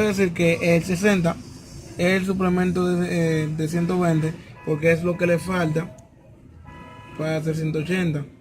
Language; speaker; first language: Spanish; native; Spanish